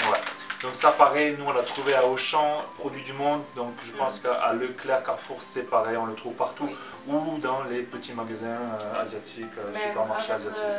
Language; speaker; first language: French; native; French